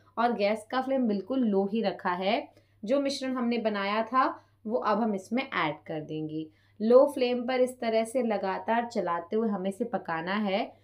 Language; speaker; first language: Hindi; non-native, local second language; Punjabi